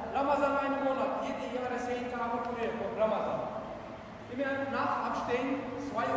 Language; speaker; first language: German; non-native, learner; Turkish